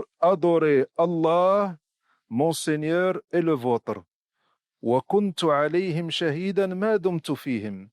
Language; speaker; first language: French; non-native, local second language; Arabic